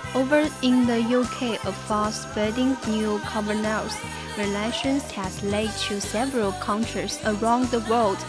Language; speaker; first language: English; non-native, fluent; Chinese